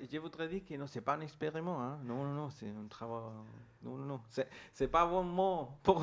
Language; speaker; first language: French; non-native, learner; Spanish